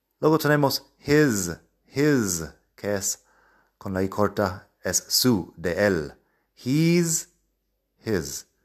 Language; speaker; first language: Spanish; non-native, fluent; English